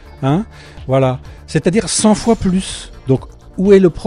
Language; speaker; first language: French; native; French